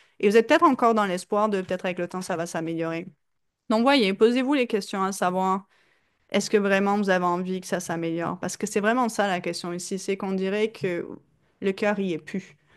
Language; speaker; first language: French; native; French